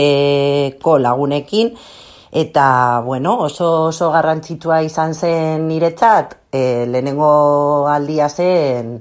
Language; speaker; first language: Basque; non-native, local second language; Spanish